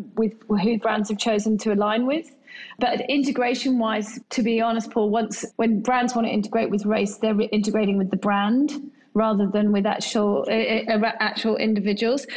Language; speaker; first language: English; native; English